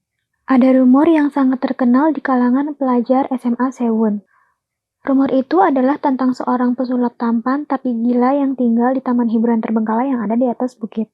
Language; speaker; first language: Indonesian; native; Indonesian